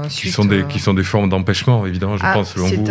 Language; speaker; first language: French; native; French